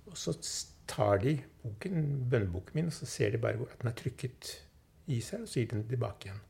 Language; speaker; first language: Norwegian; early bilingual, other home language; Swedish